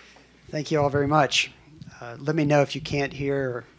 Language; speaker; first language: English; native; English